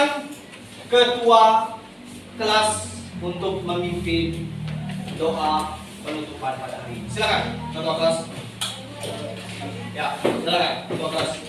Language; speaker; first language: Indonesian; native; Indonesian